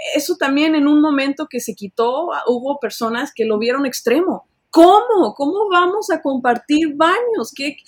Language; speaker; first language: Spanish; early bilingual, heritage; Spanish